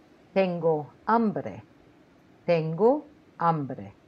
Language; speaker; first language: Spanish; non-native, fluent; German